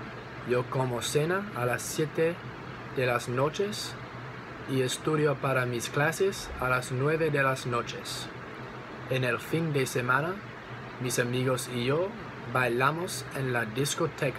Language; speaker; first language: Spanish; non-native, learner; English